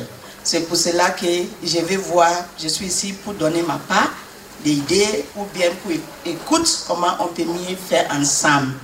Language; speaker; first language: French; non-native, learner; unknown